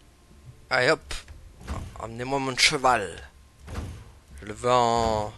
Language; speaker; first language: French; native; French